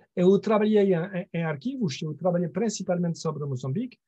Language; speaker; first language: Portuguese; non-native, fluent; French